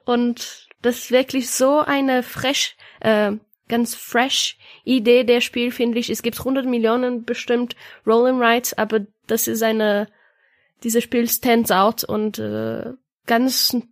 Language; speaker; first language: German; non-native, learner; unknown